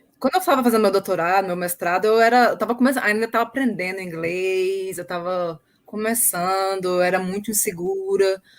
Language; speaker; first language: Portuguese; native; Portuguese